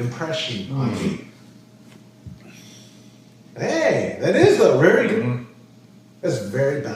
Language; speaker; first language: English; native; English